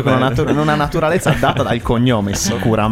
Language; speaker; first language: Italian; native; Italian